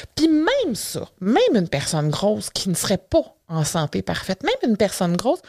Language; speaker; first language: French; native; French